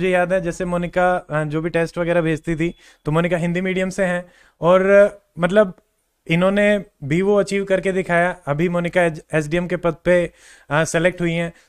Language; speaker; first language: Hindi; native; Hindi